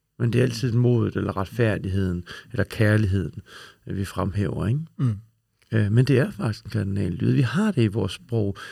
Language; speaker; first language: Danish; native; Danish